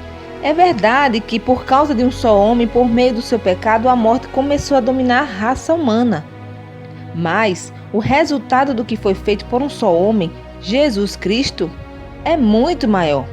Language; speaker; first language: Portuguese; native; Portuguese